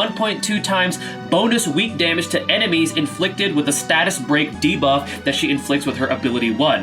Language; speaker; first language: English; native; English